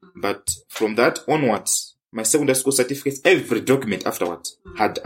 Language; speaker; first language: English; non-native, local second language; Tumbuka